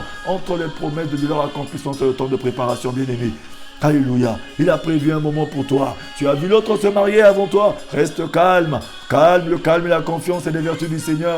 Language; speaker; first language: French; non-native, local second language; Lingala